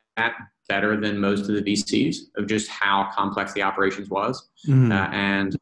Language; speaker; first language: English; native; English